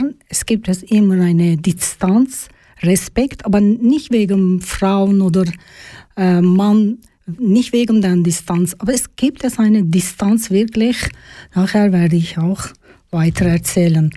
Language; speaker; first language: German; non-native, learner; Georgian